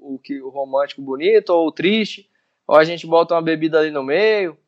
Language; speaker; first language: Portuguese; native; Portuguese